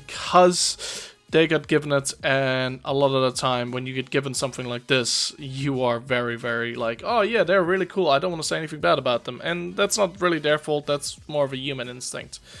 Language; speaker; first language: English; native; English